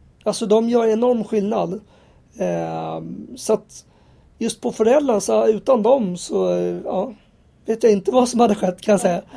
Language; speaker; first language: Swedish; native; Swedish